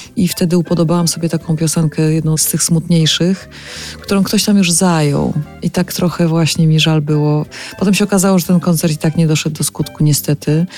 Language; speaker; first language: Polish; native; Polish